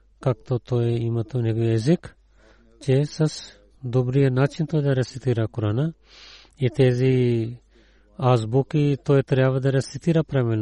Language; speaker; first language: Bulgarian; non-native, learner; Urdu